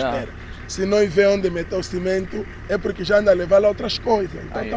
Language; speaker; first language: Portuguese; native; Portuguese